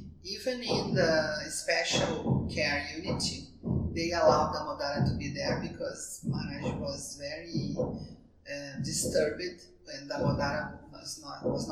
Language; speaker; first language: English; non-native, fluent; Portuguese